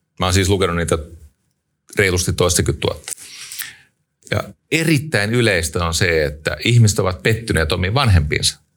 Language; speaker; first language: Finnish; native; Finnish